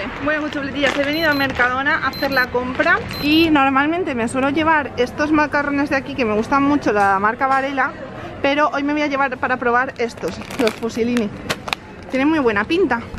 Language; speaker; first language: Spanish; native; Spanish